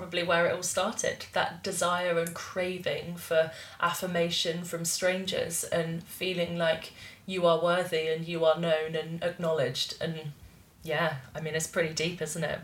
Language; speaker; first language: English; native; English